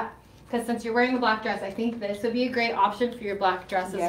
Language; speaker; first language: English; native; English